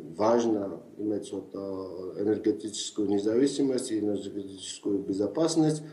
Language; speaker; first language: Russian; non-native, fluent; Georgian